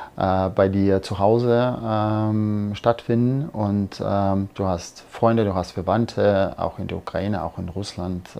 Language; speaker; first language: German; non-native, fluent; Russian